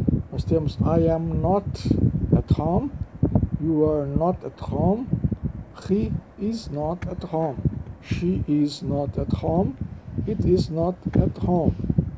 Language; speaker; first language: English; non-native, fluent; Portuguese